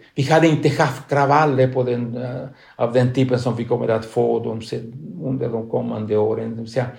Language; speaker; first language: Swedish; non-native, fluent; Spanish